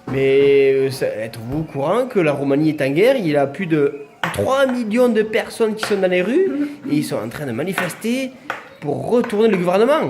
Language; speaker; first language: French; native; French